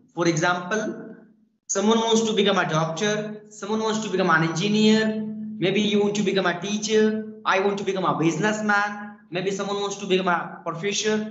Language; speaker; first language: English; non-native, learner; Hindi